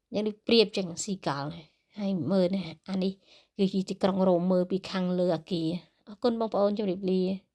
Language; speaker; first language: Khmer; native; Khmer